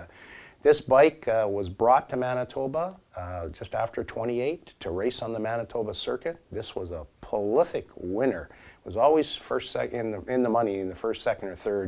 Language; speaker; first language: English; native; English